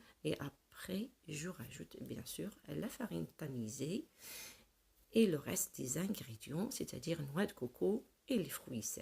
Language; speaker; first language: French; non-native, local second language; Arabic